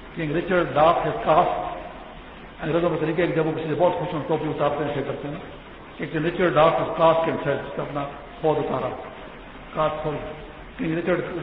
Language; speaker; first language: Urdu; non-native, local second language; Pashto